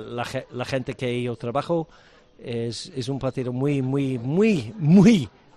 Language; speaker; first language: Spanish; non-native, learner; English